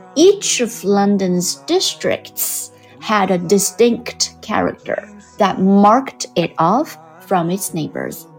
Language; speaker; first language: English; non-native, fluent; Chinese